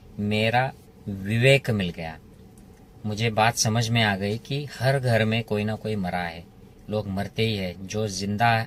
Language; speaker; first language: Hindi; non-native, local second language; Marathi